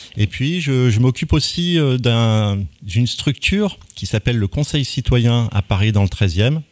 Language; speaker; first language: French; native; French